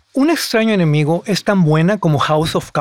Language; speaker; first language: Spanish; native; Spanish